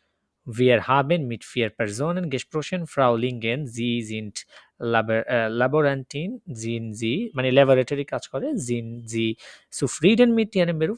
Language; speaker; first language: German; non-native, fluent; Bangla